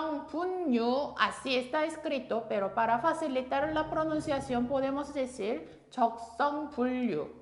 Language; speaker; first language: Spanish; non-native, fluent; Korean